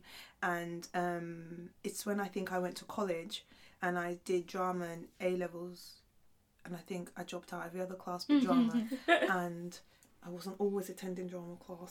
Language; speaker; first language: English; early bilingual, other home language; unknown